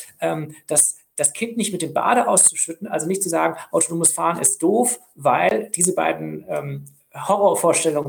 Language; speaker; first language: German; native; German